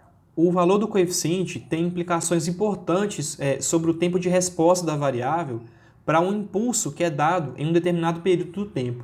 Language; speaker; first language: Portuguese; native; Portuguese